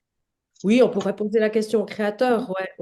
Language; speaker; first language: French; native; French